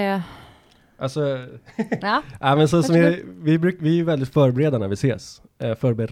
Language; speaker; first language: Swedish; native; Swedish